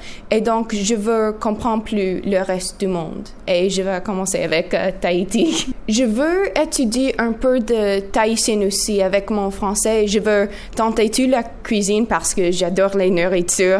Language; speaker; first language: French; non-native, learner; English